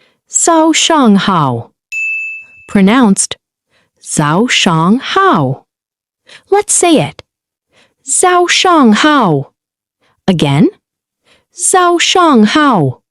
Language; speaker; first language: Chinese; non-native, learner; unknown